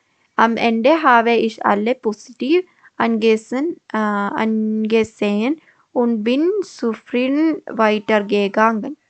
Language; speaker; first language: German; non-native, learner; Malayalam